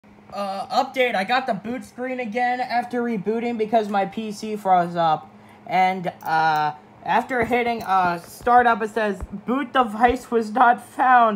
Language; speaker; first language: English; native; English